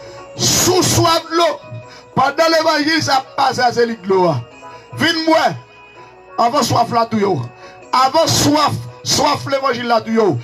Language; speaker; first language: French; non-native, local second language; Haitian Creole